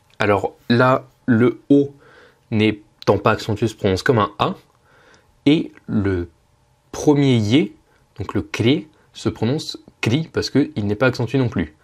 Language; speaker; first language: French; native; French